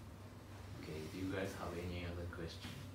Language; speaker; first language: English; non-native, learner; Japanese